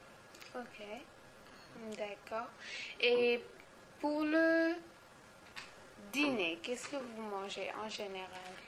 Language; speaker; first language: French; non-native, local second language; Wolof